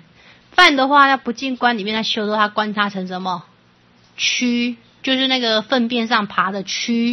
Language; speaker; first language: Chinese; native; Chinese